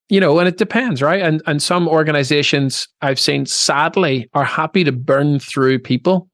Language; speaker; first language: English; native; English